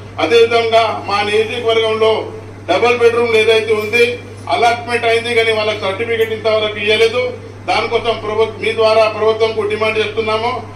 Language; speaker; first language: Telugu; non-native, local second language; Marathi